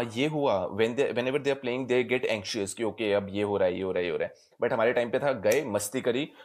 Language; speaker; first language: Hindi; native; Hindi